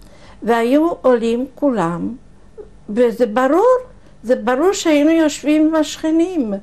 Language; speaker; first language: Hebrew; non-native, fluent; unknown